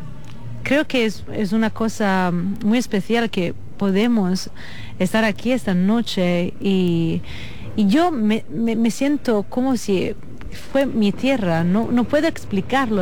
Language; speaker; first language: Spanish; non-native, fluent; Italian